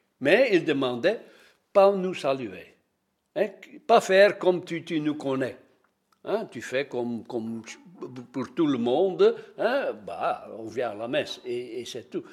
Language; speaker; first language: French; non-native, local second language; Dutch